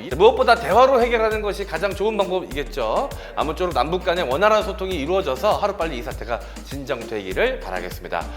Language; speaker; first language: Korean; native; Korean